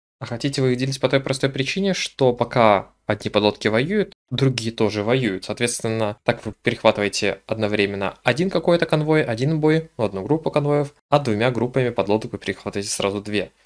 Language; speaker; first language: Russian; native; Russian